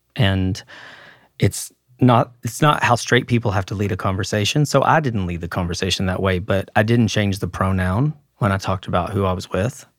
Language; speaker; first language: English; native; English